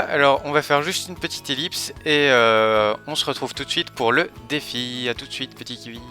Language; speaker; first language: French; native; French